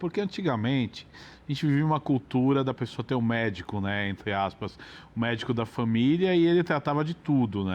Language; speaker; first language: Portuguese; native; Portuguese